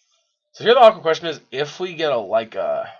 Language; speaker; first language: English; native; English